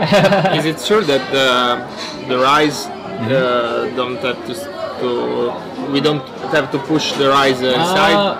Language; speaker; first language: English; non-native, learner; Italian